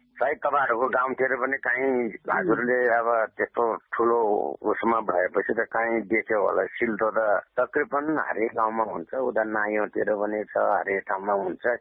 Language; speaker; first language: Nepali; non-native, local second language; Gurung